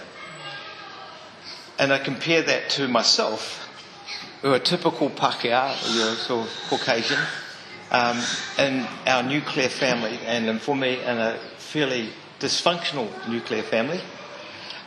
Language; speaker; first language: English; native; English